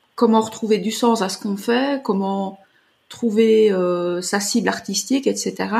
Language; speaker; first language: French; native; French